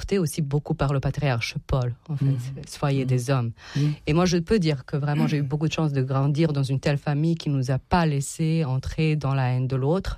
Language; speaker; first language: French; non-native, fluent; Serbian